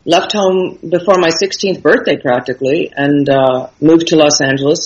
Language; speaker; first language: English; native; English